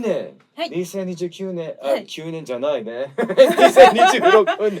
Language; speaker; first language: Japanese; non-native, learner; English